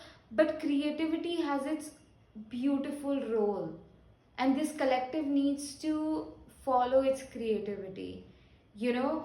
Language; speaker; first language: English; non-native, local second language; Hindi